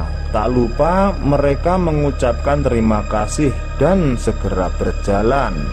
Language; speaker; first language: Indonesian; native; Indonesian